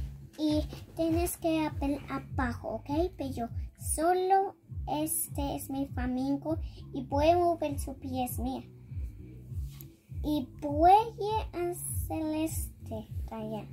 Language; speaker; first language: Spanish; early bilingual, heritage; English